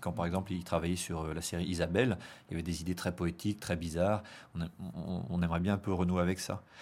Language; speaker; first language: French; native; French